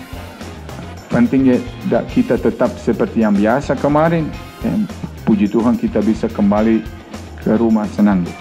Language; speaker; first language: Indonesian; non-native, fluent; Serbian